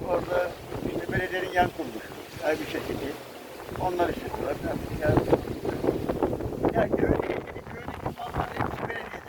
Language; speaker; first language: Turkish; native; Turkish